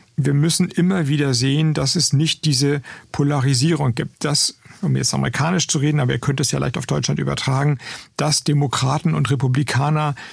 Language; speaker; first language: German; native; German